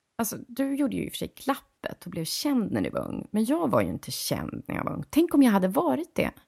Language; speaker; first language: Swedish; native; Swedish